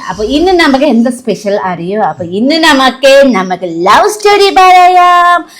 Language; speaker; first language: Malayalam; non-native, fluent; Nepali